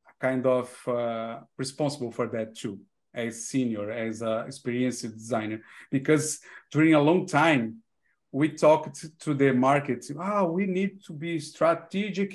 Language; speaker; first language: English; non-native, learner; Portuguese